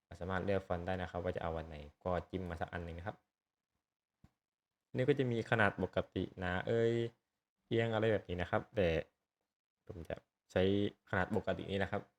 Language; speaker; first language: Thai; native; Thai